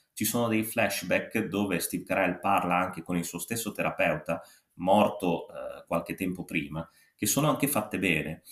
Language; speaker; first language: Italian; native; Italian